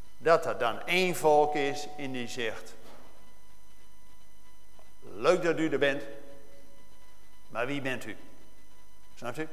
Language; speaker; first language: Dutch; native; Dutch